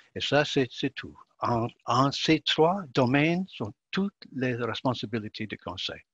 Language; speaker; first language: French; non-native, learner; English